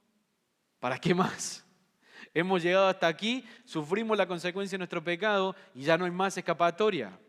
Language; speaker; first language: Spanish; native; Spanish